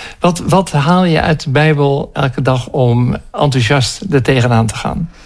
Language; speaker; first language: Dutch; native; Dutch